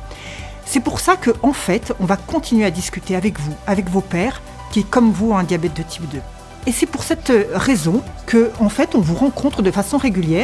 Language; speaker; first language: French; native; French